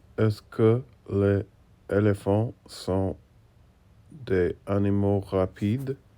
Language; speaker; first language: French; non-native, learner; English